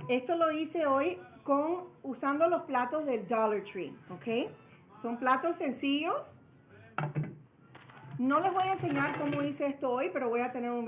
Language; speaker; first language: Spanish; early bilingual, heritage; Spanish